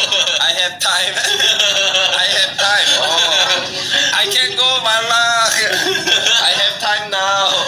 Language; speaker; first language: English; non-native, learner; Korean